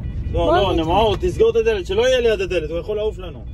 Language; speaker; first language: Hebrew; native; Hebrew